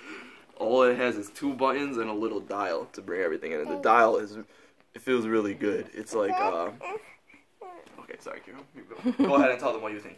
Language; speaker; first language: English; native; English